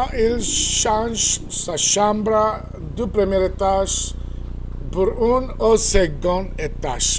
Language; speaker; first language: French; non-native, fluent; Spanish